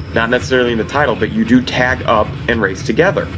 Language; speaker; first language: English; native; English